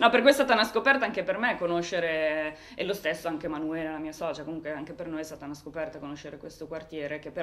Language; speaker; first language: Italian; native; Italian